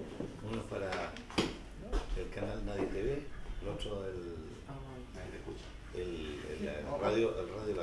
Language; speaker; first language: Spanish; native; Spanish